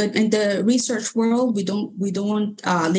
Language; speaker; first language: English; non-native, fluent; Arabic